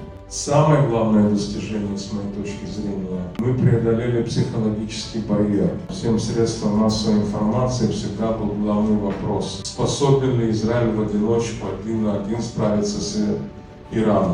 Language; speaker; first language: Russian; native; Russian